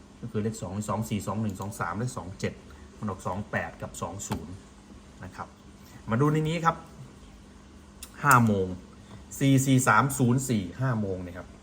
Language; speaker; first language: Thai; native; Thai